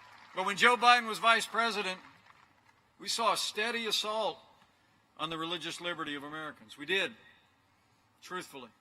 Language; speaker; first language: English; native; English